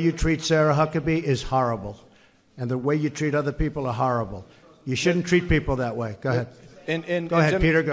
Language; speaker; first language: English; native; English